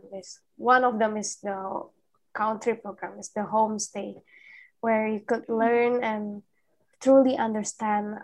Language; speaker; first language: English; non-native, fluent; Indonesian